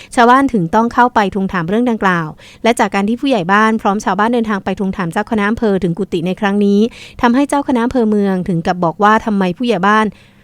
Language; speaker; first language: Thai; native; Thai